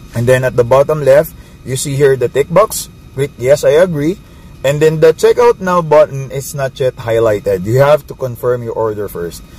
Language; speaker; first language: English; non-native, local second language; Filipino